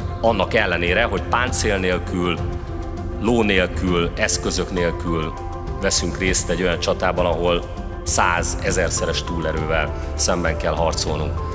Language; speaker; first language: Hungarian; native; Hungarian